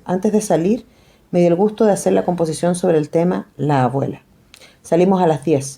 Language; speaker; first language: Spanish; native; Spanish